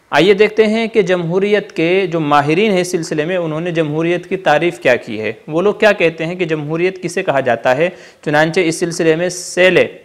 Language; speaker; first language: Urdu; native; Urdu